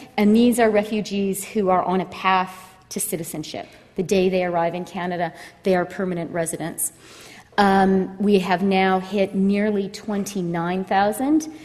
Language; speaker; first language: English; native; English